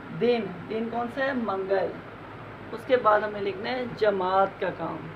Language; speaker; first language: Urdu; non-native, local second language; Punjabi